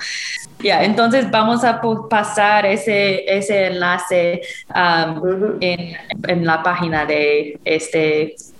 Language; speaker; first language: Spanish; non-native, fluent; English